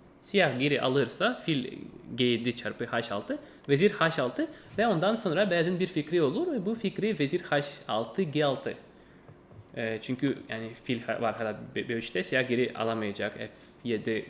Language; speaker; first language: Turkish; non-native, fluent; Russian